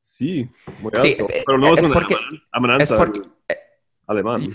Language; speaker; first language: Spanish; non-native, fluent; English